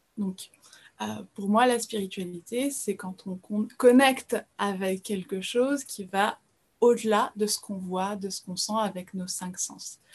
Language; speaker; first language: French; early bilingual, other home language; Portuguese